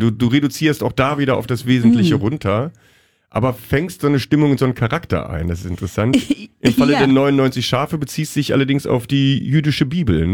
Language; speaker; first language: German; native; German